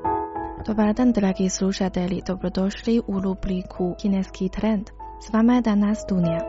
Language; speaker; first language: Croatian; non-native, fluent; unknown